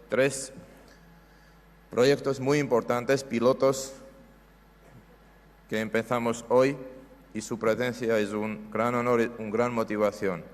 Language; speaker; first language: Spanish; non-native, fluent; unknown